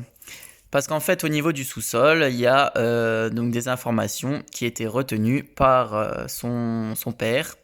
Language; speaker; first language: French; native; French